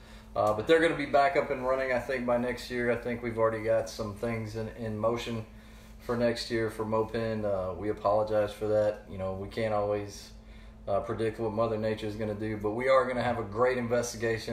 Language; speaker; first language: English; native; English